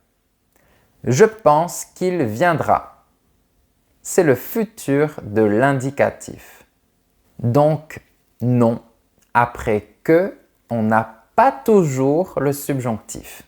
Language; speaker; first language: French; native; French